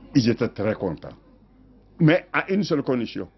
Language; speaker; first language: French; non-native, local second language; Mandingo